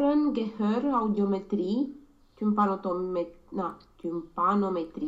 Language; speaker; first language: German; non-native, learner; Romanian